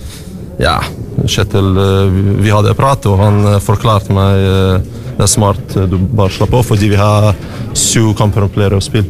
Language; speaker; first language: Norwegian; non-native, learner; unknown